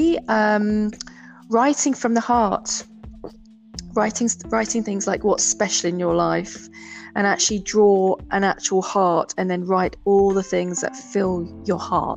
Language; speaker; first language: English; native; English